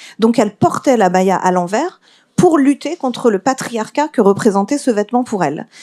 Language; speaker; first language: French; early bilingual, other home language; Persian